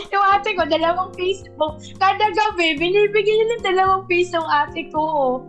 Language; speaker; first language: Filipino; non-native, local second language; Bikol